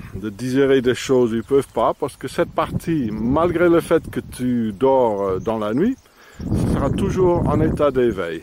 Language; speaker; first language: French; non-native, fluent; Dutch